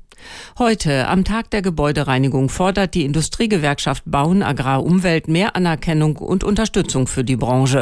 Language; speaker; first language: German; native; German